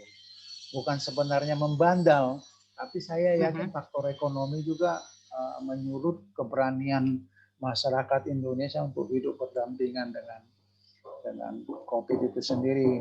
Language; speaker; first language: Indonesian; native; Indonesian